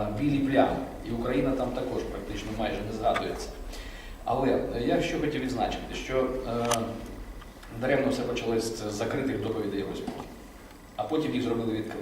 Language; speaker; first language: Ukrainian; native; Ukrainian